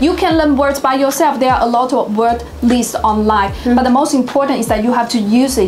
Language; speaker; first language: English; non-native, fluent; Chinese